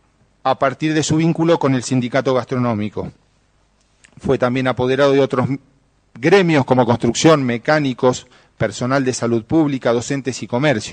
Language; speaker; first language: Spanish; native; Spanish